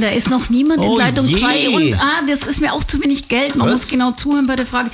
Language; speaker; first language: German; native; German